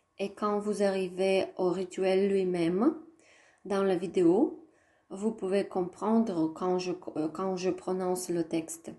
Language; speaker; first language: French; non-native, fluent; Russian